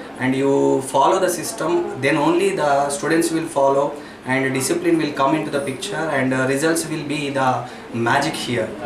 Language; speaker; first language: English; non-native, local second language; Telugu